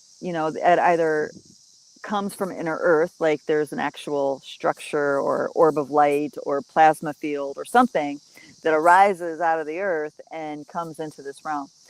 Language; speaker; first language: English; native; English